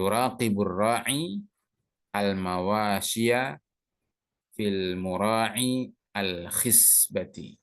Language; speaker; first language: Arabic; non-native, fluent; Indonesian